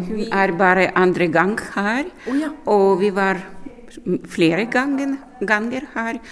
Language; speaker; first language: Norwegian; non-native, learner; Ukrainian